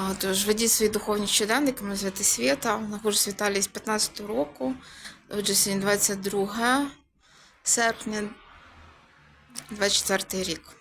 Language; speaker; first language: Ukrainian; native; Ukrainian